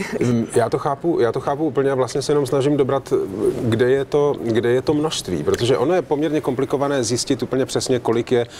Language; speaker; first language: Czech; native; Czech